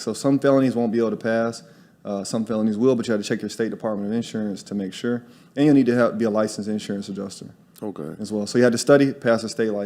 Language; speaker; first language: English; native; English